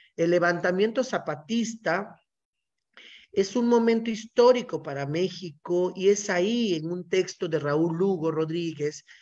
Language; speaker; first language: Spanish; non-native, local second language; Zapotec